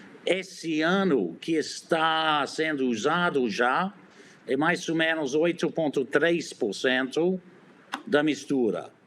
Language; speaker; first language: Portuguese; non-native, fluent; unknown